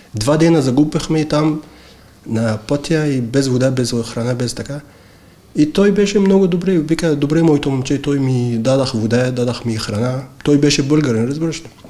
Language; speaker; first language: Bulgarian; non-native, learner; Arabic